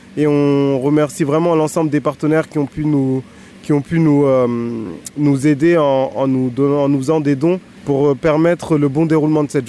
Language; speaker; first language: French; native; French